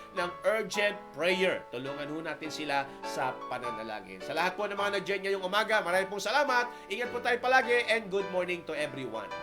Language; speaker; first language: Filipino; native; Filipino